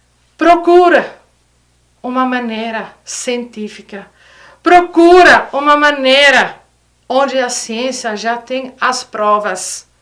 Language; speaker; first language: Portuguese; non-native, fluent; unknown